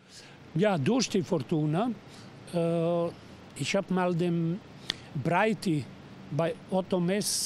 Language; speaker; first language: German; non-native, fluent; Serbian